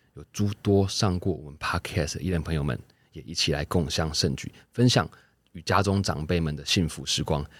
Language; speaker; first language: Chinese; native; Chinese